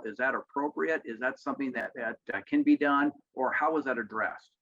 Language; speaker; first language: English; native; English